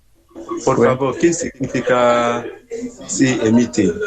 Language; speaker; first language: Spanish; non-native, learner; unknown